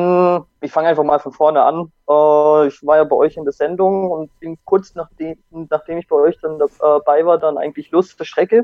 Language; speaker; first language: German; native; German